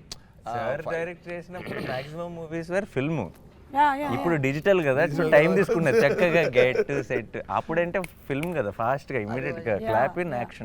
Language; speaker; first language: Telugu; native; Telugu